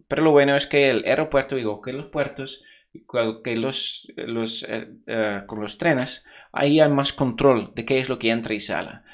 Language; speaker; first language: Spanish; non-native, fluent; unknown